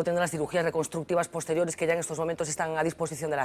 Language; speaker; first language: Spanish; native; Spanish